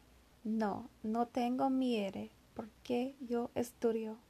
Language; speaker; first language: Spanish; non-native, learner; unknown